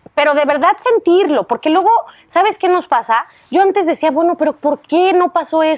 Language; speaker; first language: Spanish; native; Spanish